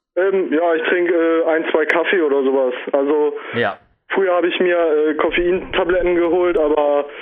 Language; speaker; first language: German; native; German